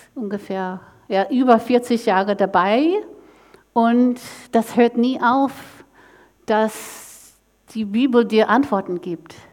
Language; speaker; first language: German; non-native, fluent; English